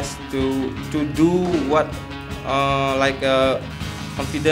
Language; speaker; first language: English; non-native, learner; Indonesian